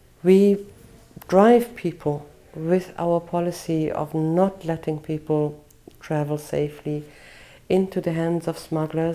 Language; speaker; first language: English; non-native, fluent; German